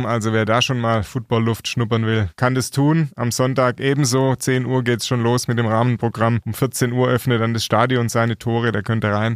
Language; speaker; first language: German; native; German